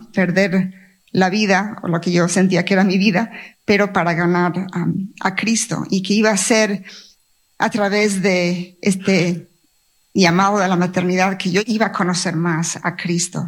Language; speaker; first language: Spanish; native; Spanish